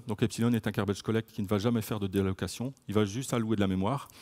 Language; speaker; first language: French; native; French